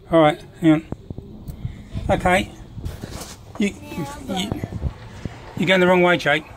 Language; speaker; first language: English; native; English